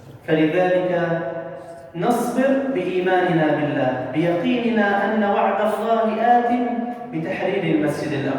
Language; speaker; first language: Arabic; native; Arabic